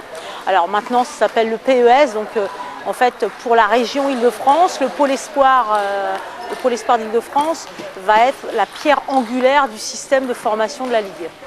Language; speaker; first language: French; native; French